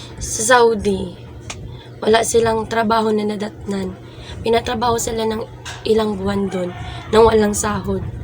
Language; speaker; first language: Filipino; non-native, local second language; Bikol